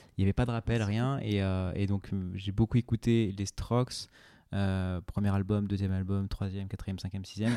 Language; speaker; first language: French; native; French